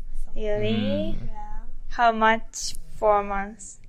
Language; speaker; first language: English; non-native, learner; Japanese